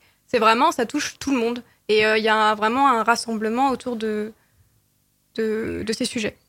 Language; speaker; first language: French; native; French